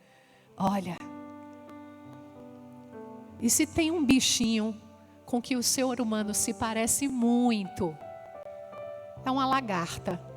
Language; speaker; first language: Portuguese; native; Portuguese